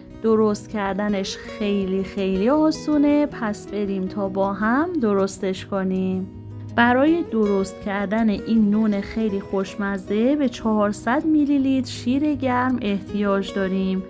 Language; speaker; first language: Persian; native; Persian